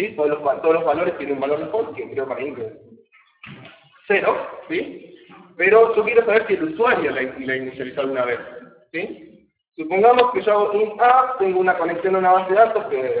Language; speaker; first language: Spanish; native; Spanish